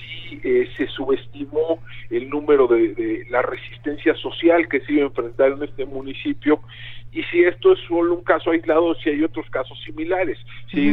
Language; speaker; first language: Spanish; native; Spanish